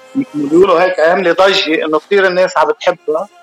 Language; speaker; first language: Arabic; native; Arabic